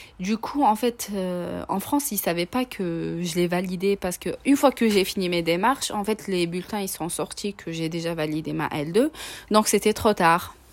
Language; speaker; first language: French; non-native, local second language; Arabic